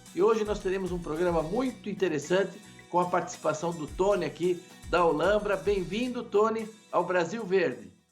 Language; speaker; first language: Portuguese; native; Portuguese